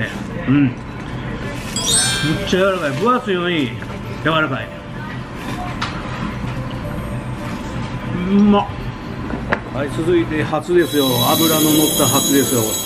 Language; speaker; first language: Japanese; native; Japanese